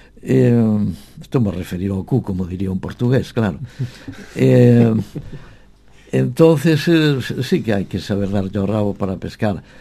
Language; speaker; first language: Galician; native; Galician